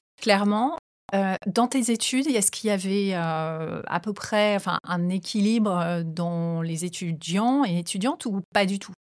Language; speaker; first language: French; native; French